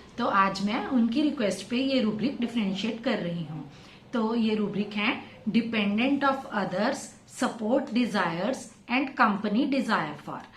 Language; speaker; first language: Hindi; non-native, local second language; Punjabi